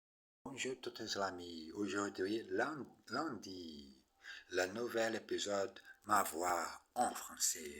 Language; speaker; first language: French; non-native, learner; Portuguese